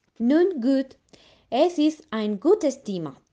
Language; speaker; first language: German; non-native, learner; Spanish